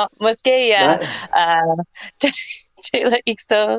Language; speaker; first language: Danish; non-native, learner; English